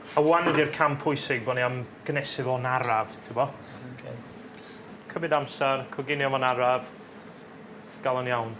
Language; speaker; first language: Welsh; native; Welsh